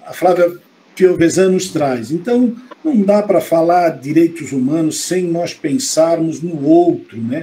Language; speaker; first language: Portuguese; native; Portuguese